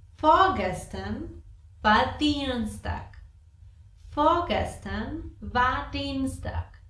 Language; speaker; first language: German; non-native, fluent; Polish